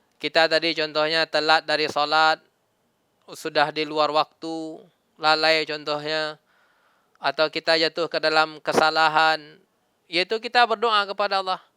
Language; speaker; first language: Malay; non-native, local second language; Minangkabau